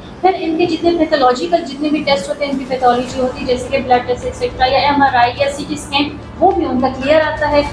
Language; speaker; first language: Urdu; non-native, local second language; Pashto